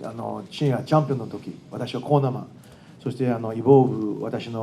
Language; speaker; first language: Japanese; non-native, learner; Thai